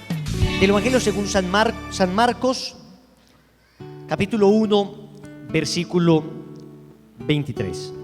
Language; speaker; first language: Spanish; native; Spanish